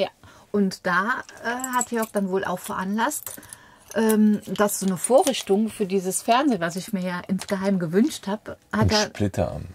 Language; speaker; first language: German; native; German